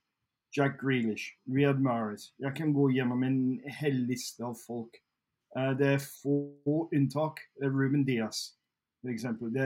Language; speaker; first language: Norwegian; non-native, fluent; English